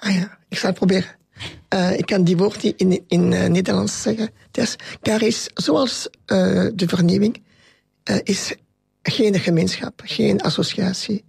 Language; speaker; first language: Dutch; non-native, local second language; French